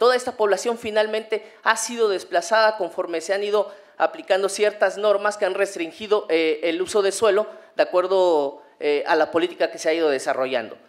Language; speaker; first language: Spanish; native; Spanish